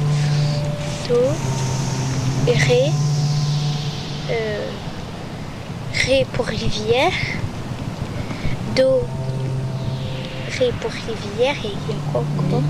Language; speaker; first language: French; native; French